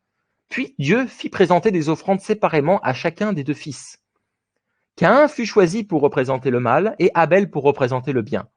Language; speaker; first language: French; native; French